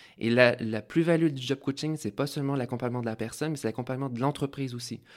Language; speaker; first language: French; native; French